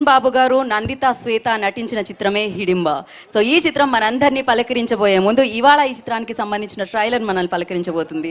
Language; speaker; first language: Telugu; native; Telugu